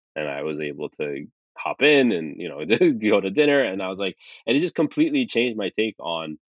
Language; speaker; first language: English; early bilingual, other home language; Arabic